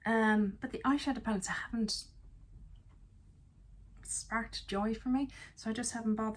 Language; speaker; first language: English; native; English